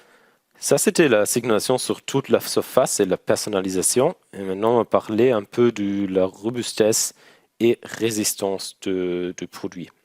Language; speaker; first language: French; non-native, learner; German